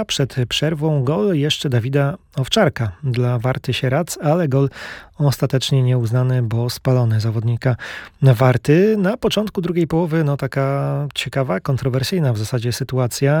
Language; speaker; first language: Polish; native; Polish